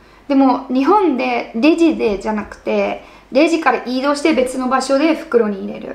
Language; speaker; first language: Japanese; non-native, fluent; Icelandic